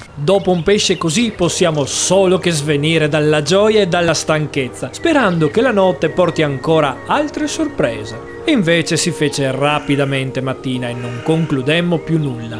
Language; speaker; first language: Italian; native; Italian